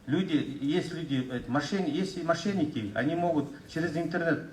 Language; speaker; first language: Russian; non-native, local second language; Kazakh